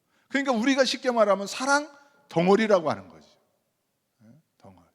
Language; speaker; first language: Korean; native; Korean